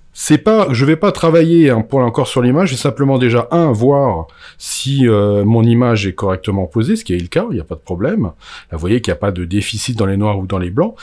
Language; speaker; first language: French; native; French